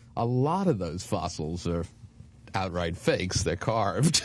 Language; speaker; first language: English; native; English